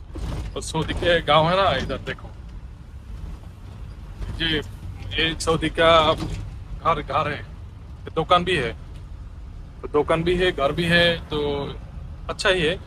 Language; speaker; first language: Hindi; non-native, learner; Bangla